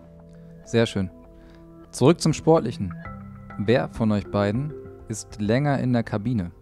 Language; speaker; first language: German; native; German